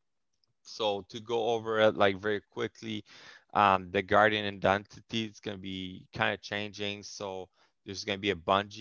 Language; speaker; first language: English; non-native, fluent; French